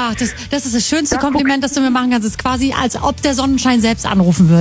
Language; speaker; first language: German; native; German